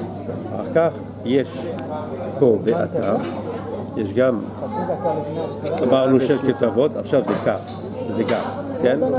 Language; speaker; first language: Hebrew; non-native, fluent; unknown